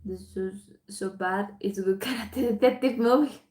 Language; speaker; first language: English; non-native, fluent; Spanish